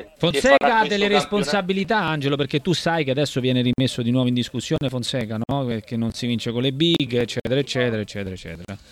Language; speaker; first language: Italian; native; Italian